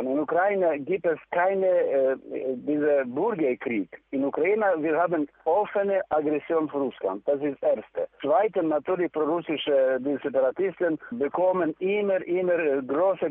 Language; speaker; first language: German; non-native, fluent; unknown